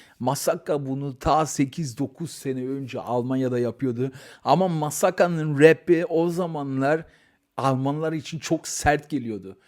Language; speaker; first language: Turkish; early bilingual, heritage; Turkish